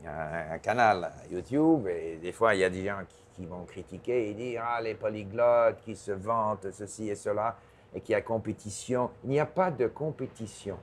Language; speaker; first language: French; non-native, local second language; English